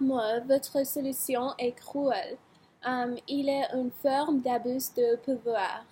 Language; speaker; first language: French; non-native, learner; English